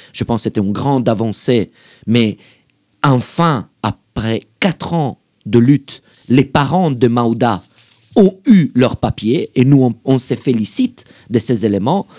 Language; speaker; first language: French; native; French